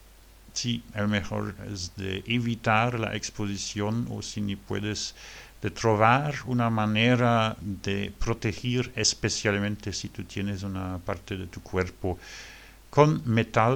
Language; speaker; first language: Spanish; non-native, learner; French